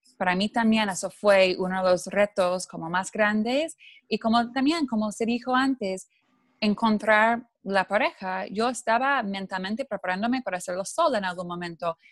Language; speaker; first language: Spanish; non-native, fluent; English